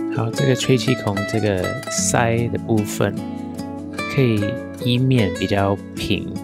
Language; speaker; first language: Chinese; non-native, fluent; English